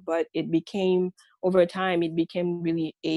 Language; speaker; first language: English; non-native, fluent; Haitian Creole